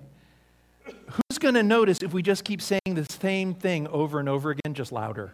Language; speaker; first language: English; native; English